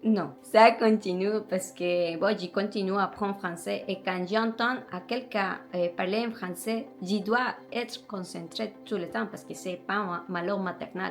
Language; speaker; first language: French; non-native, learner; Spanish